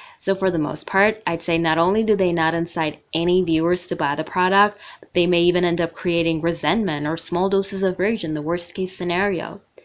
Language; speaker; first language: English; non-native, fluent; Persian